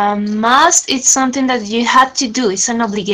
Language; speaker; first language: English; non-native, learner; Spanish